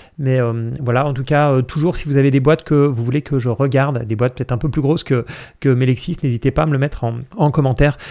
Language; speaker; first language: French; native; French